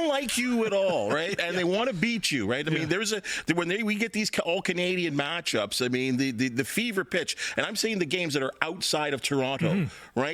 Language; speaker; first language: English; native; English